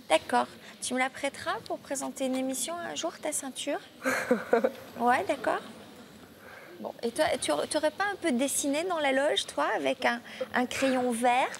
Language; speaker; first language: French; native; French